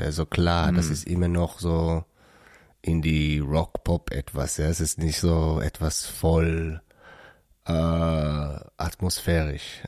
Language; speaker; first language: German; non-native, learner; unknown